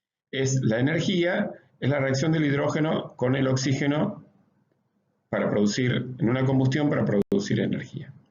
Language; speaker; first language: Spanish; native; Spanish